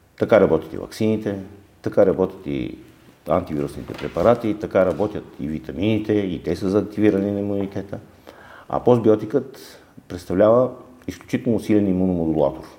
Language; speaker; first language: Bulgarian; native; Bulgarian